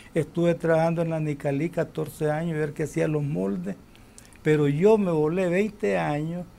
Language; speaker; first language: Spanish; native; Spanish